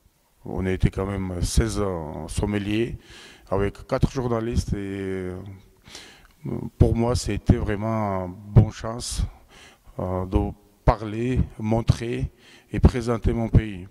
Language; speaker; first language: French; non-native, fluent; Georgian